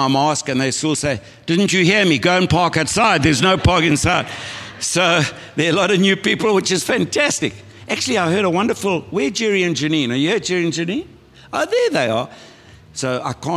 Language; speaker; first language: English; native; English